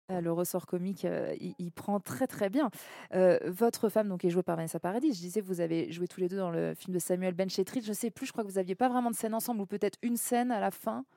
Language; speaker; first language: French; native; French